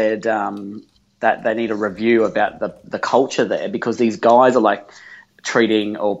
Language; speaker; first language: English; native; English